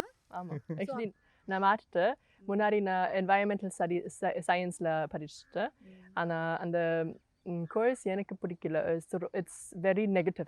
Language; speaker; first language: Tamil; non-native, learner; German